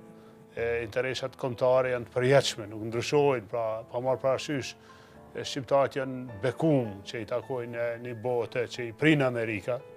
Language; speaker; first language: Albanian; native; Albanian